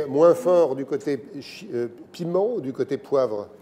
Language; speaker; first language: French; native; French